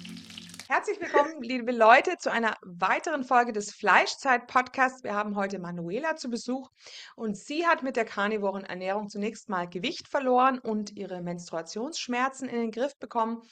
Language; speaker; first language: German; native; German